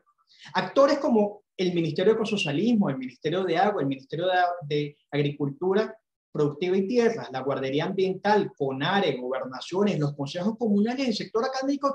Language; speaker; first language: Spanish; native; Spanish